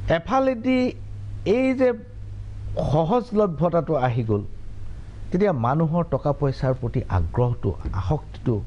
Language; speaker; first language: Assamese; native; Assamese